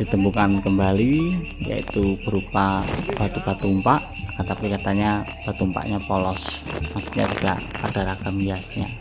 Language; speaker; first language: Indonesian; non-native, local second language; Javanese